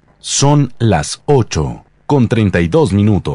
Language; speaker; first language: Spanish; native; Spanish